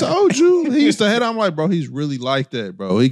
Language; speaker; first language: English; native; English